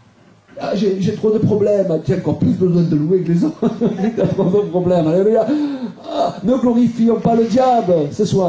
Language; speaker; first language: French; native; French